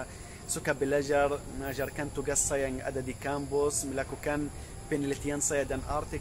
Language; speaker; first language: Indonesian; non-native, fluent; Arabic